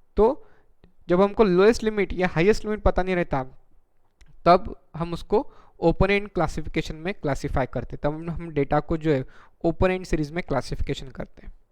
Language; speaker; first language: Hindi; non-native, local second language; Marathi